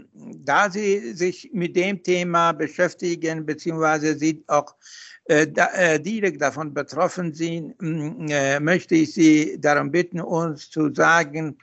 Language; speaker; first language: German; non-native, fluent; Persian